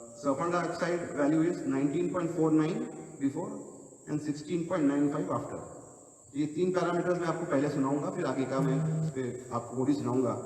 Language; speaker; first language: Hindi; non-native, local second language; Marathi